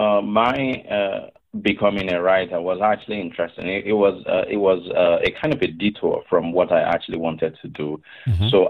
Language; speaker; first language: English; non-native, local second language; Igbo